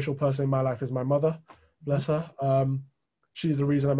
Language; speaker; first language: English; native; English